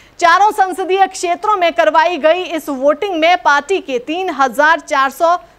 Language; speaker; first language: Hindi; native; Hindi